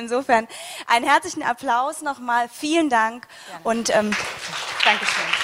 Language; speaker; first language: German; native; German